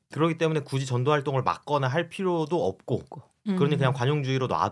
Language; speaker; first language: Korean; native; Korean